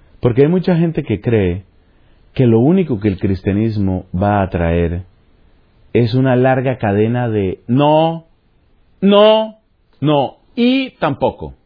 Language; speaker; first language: Spanish; native; Spanish